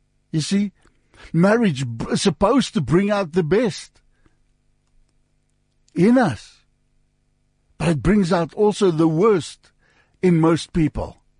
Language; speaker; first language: English; non-native, local second language; Afrikaans